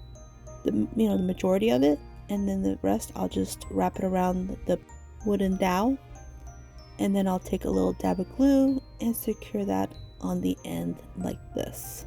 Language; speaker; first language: English; native; English